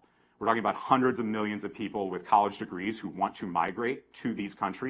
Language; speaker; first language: English; native; English